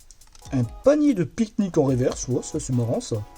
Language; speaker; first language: French; native; French